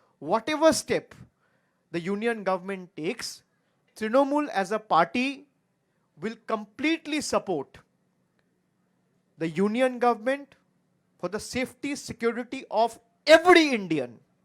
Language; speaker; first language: English; non-native, local second language; Bangla